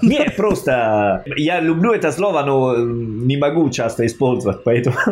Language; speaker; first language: Russian; non-native, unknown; Italian